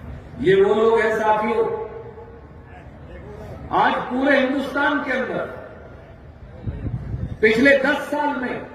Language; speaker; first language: Hindi; native; Hindi